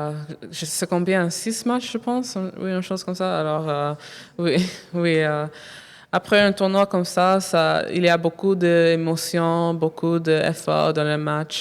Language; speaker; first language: French; non-native, local second language; English